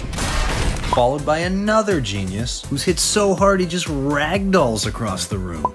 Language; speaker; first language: English; native; English